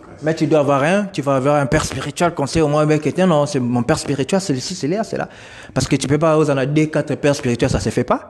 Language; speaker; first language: French; non-native, local second language; Lingala